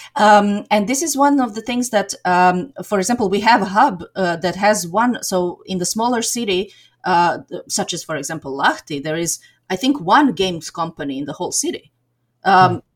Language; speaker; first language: English; non-native, fluent; Serbian